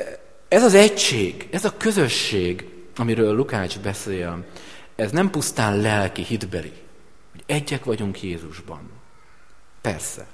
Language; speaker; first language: Hungarian; native; Hungarian